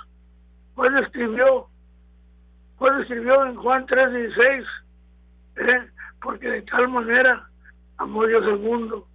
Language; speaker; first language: Spanish; native; Spanish